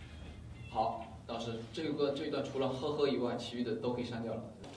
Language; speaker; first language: Chinese; native; Chinese